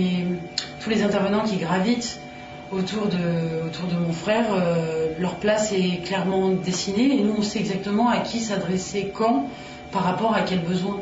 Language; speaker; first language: French; native; French